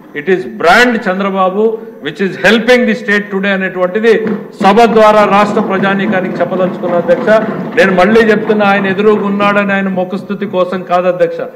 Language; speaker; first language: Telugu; native; Telugu